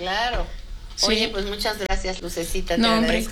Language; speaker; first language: Spanish; native; Spanish